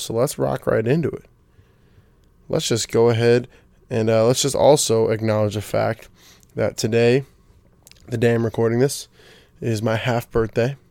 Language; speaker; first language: English; native; English